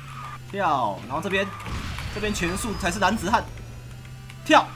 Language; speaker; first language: Chinese; native; Chinese